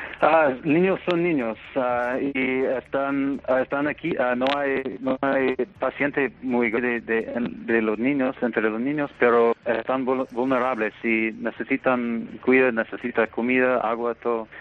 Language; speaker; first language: Spanish; non-native, fluent; English